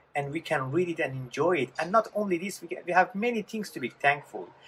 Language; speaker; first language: English; non-native, fluent; Persian